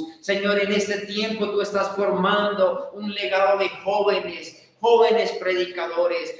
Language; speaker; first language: Spanish; native; Spanish